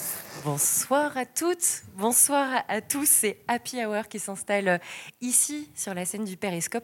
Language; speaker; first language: French; native; French